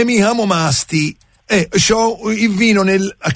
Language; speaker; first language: Italian; native; Italian